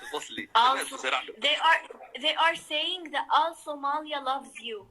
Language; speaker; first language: English; non-native, fluent; Somali